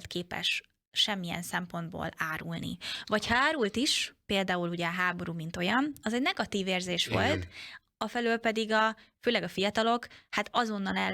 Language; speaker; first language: Hungarian; native; Hungarian